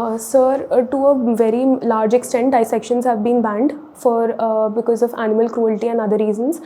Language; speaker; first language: English; non-native, local second language; Hindi